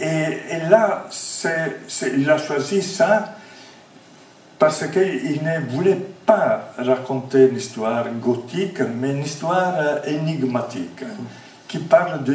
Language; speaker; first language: French; non-native, fluent; Italian